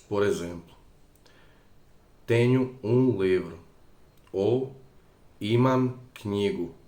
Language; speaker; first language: Portuguese; non-native, fluent; Croatian